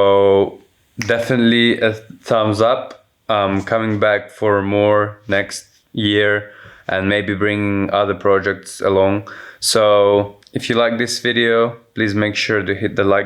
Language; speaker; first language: English; non-native, fluent; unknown